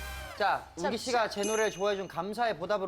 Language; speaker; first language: Korean; native; Korean